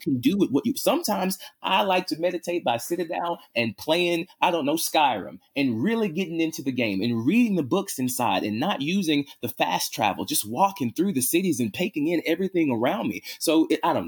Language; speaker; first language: English; native; English